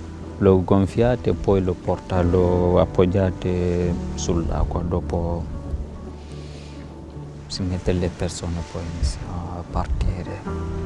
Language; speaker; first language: Italian; non-native, fluent; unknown